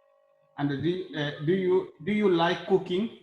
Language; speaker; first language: English; non-native, learner; Arabic